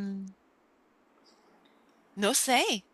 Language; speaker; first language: Spanish; non-native, learner; English